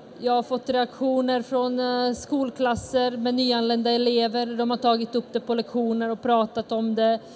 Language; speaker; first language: Swedish; early bilingual, other home language; Bosnian